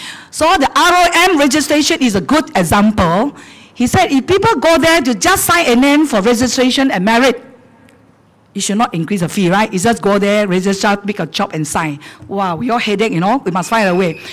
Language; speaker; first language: English; non-native, local second language; Chinese